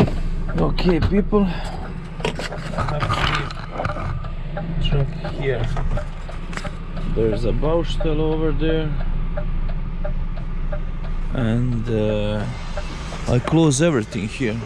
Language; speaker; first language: English; non-native, learner; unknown